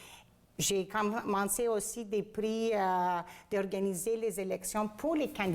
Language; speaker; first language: French; non-native, fluent; Greek